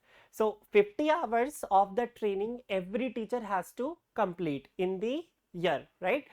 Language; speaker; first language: English; non-native, local second language; Hindi